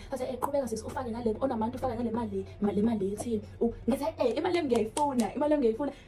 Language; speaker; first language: Zulu; native; Zulu